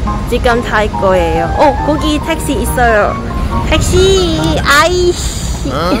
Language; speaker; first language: Korean; non-native, learner; Cantonese